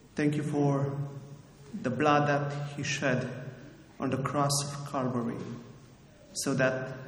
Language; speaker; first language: English; non-native, fluent; Romanian